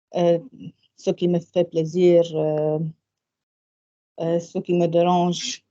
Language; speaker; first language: French; non-native, local second language; Arabic